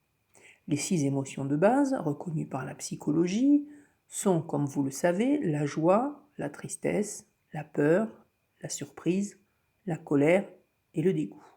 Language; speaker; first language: French; native; French